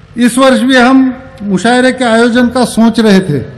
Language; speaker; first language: Hindi; non-native, local second language; Marathi